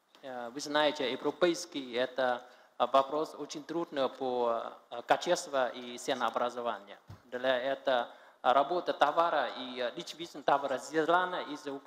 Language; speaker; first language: Russian; non-native, learner; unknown